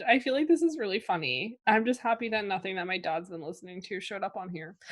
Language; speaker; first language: English; native; English